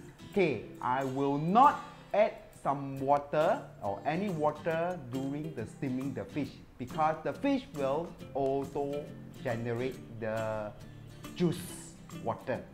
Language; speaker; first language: English; non-native, local second language; Chinese